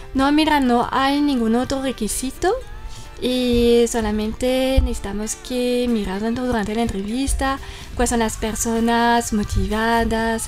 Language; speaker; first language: Spanish; non-native, fluent; French